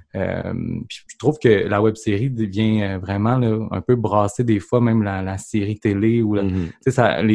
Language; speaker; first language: French; native; French